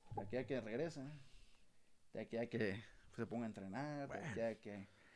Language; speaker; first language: Spanish; native; Spanish